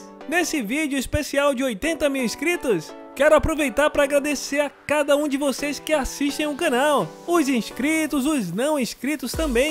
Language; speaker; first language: Portuguese; native; Portuguese